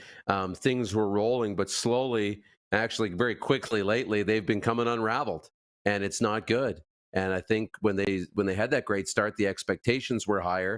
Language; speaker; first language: English; native; English